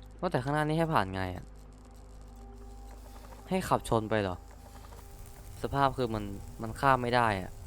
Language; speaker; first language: Thai; native; Thai